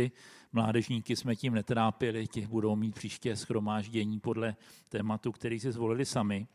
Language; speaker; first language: Czech; native; Czech